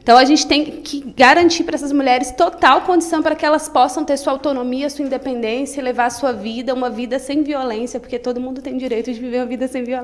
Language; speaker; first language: Portuguese; native; Portuguese